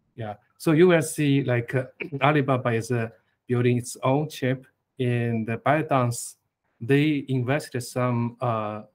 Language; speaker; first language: English; non-native, fluent; Chinese